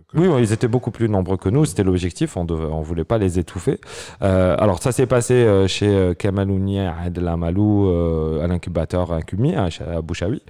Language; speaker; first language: French; non-native, local second language; Arabic